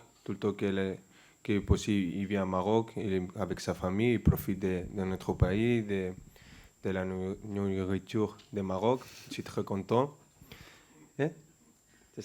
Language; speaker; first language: French; non-native, fluent; Spanish